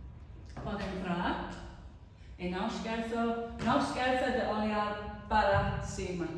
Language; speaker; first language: Portuguese; non-native, learner; English